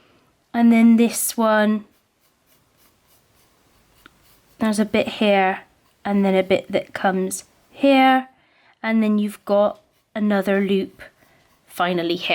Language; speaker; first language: English; native; English